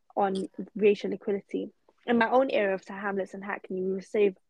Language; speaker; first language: English; native; English